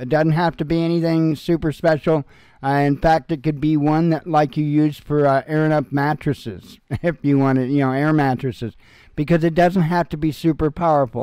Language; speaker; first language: English; native; English